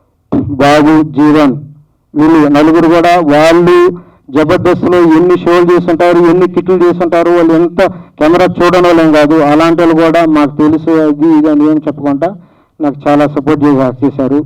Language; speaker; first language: Telugu; native; Telugu